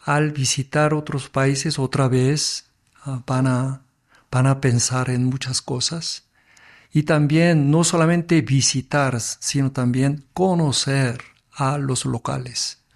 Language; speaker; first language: Spanish; non-native, fluent; Korean